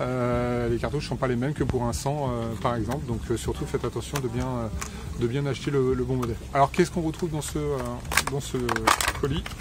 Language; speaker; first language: French; native; French